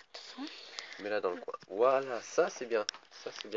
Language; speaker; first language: French; native; French